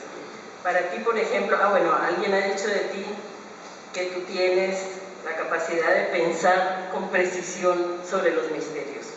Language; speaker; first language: Spanish; native; Spanish